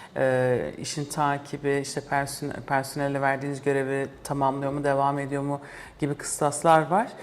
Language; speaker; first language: Turkish; early bilingual, heritage; Turkish